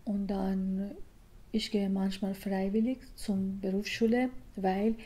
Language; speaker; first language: German; non-native, learner; Persian